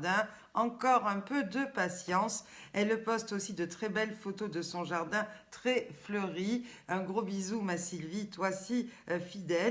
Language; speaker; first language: French; native; French